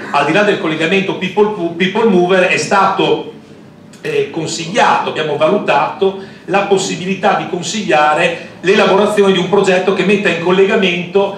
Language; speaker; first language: Italian; native; Italian